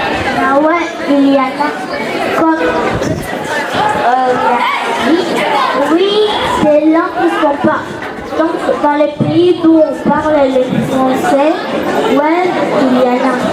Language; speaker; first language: French; non-native, local second language; Kinyarwanda